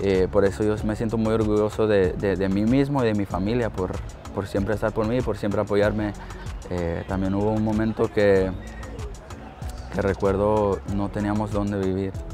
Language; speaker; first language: Spanish; early bilingual, heritage; Spanish